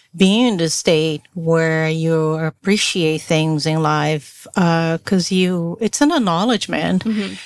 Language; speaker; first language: English; non-native, fluent; Portuguese